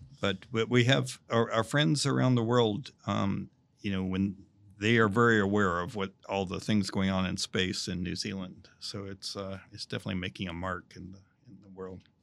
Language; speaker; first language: English; native; English